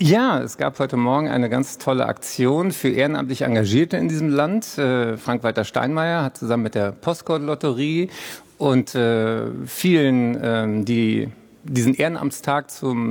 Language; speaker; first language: German; native; German